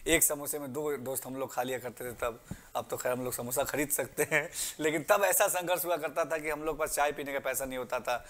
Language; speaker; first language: Hindi; native; Hindi